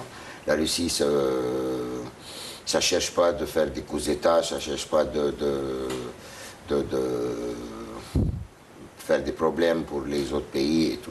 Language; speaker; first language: French; non-native, fluent; Arabic